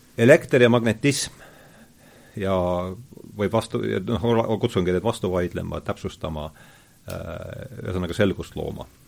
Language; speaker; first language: Estonian; native; Estonian